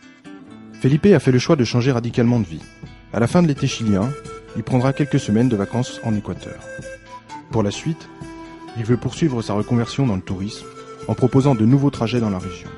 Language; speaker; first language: French; native; French